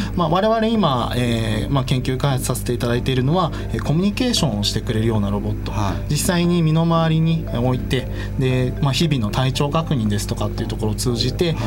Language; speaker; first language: Japanese; native; Japanese